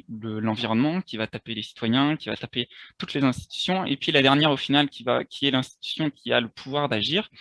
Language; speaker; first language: French; native; French